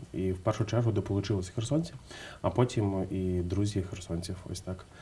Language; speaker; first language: Ukrainian; native; Ukrainian